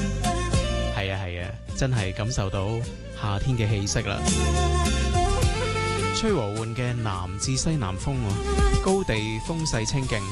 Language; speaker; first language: Chinese; non-native, local second language; Cantonese